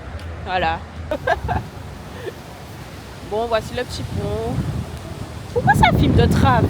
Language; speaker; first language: French; native; French